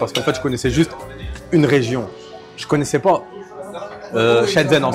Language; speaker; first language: French; native; French